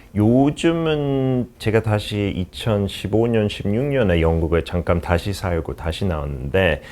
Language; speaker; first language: Korean; non-native, fluent; English